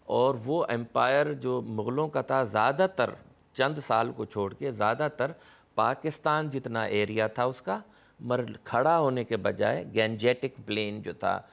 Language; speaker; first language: Urdu; non-native, local second language; Sindhi